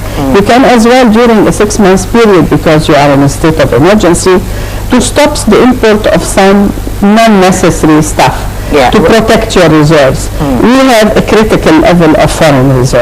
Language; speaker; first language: English; non-native, fluent; Arabic